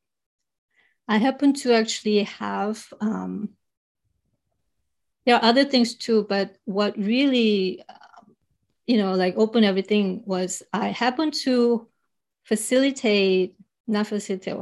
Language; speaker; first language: English; non-native, fluent; Korean